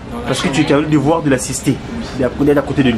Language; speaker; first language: French; non-native, local second language; Kongo